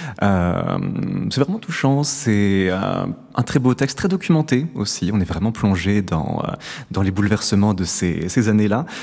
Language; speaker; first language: French; native; French